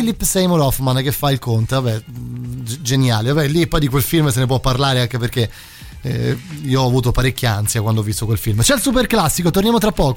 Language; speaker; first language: Italian; native; Italian